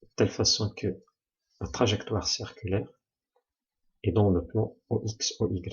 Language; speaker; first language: French; non-native, local second language; Arabic